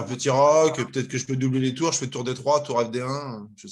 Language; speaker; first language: French; native; French